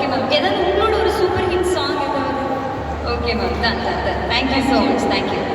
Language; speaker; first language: Tamil; native; Tamil